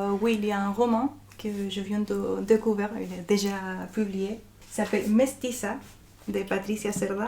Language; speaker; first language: French; non-native, fluent; Spanish